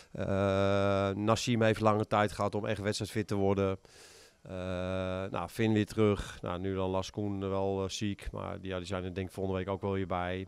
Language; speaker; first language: Dutch; native; Dutch